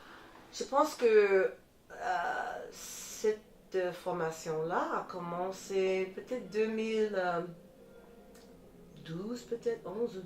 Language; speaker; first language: French; non-native, fluent; English